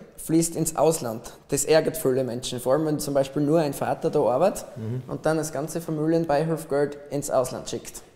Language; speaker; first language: German; native; German